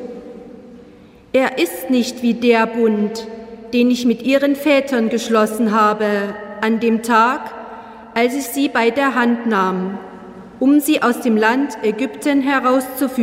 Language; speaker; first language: German; native; German